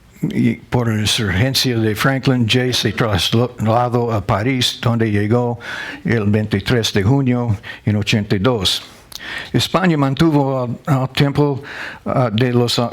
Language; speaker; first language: Spanish; non-native, learner; English